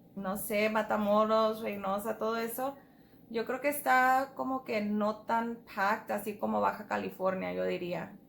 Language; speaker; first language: Spanish; early bilingual, heritage; Spanish